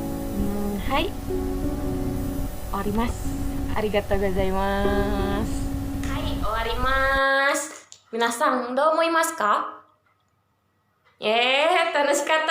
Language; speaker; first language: Japanese; non-native, learner; Indonesian